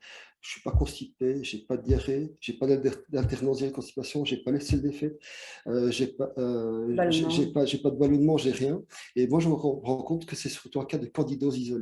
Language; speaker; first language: French; native; French